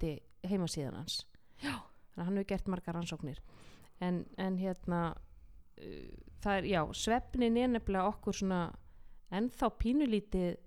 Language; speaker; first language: Icelandic; native; Icelandic